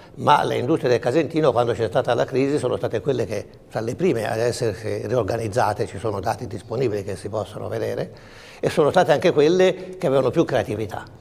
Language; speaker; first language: Italian; native; Italian